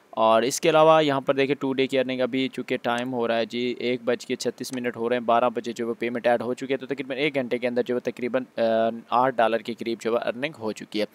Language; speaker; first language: Urdu; non-native, local second language; Punjabi